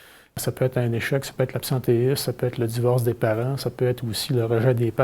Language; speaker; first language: French; native; French